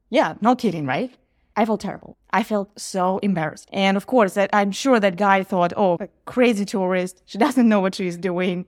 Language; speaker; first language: English; non-native, fluent; Ukrainian